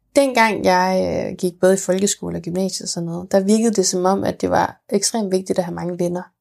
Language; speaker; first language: Danish; early bilingual, other home language; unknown